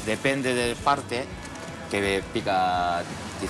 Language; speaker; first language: Spanish; non-native, learner; Japanese